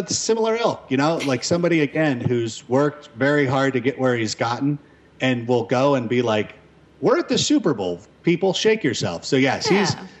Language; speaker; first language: English; native; English